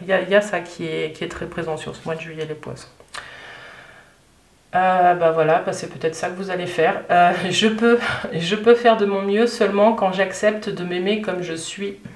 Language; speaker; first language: French; native; French